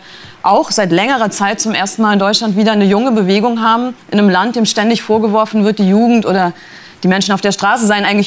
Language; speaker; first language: German; native; German